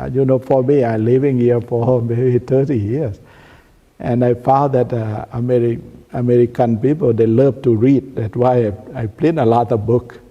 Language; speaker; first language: English; non-native, learner; Thai